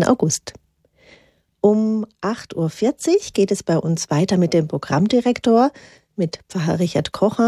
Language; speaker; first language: German; native; German